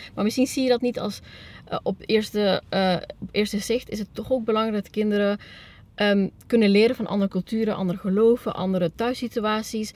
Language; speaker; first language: Dutch; early bilingual, other home language; Spanish